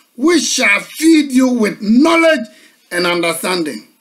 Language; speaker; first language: English; non-native, local second language; Akan